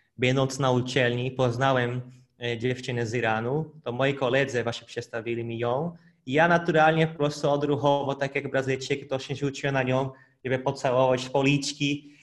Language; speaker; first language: Polish; non-native, fluent; Portuguese